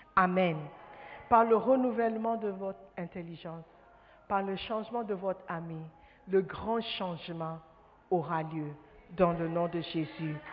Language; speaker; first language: French; non-native, fluent; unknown